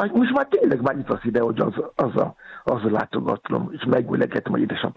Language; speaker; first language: Hungarian; non-native, learner; Yoruba